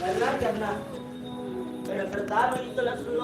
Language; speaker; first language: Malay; non-native, local second language; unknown